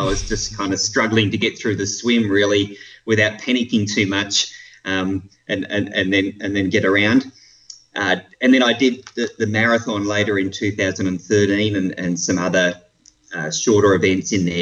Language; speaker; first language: English; native; English